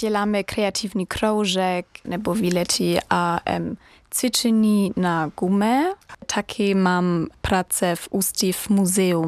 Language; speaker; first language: Czech; non-native, learner; German